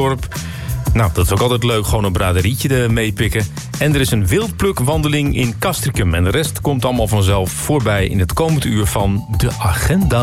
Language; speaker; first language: Dutch; native; Dutch